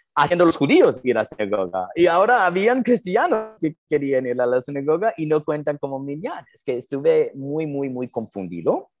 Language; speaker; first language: Spanish; non-native, fluent; English